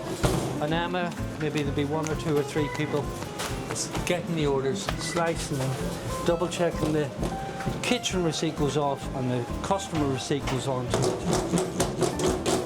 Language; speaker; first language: English; native; English